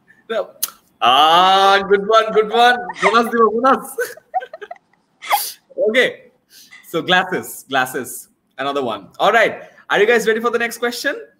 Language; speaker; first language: English; non-native, local second language; Bangla